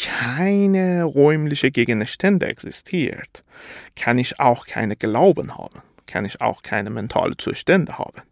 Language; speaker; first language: German; non-native, fluent; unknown